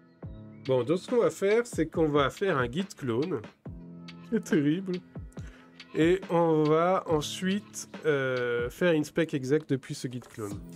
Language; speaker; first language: French; native; French